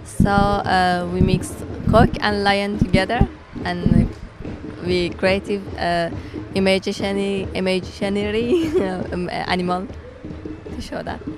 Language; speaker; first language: English; non-native, learner; Persian